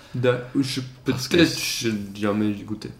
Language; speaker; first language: French; non-native, learner; Swedish